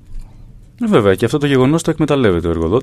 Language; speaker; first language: Greek; native; Greek